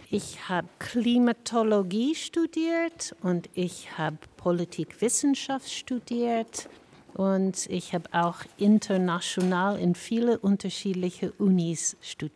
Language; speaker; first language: German; non-native, fluent; English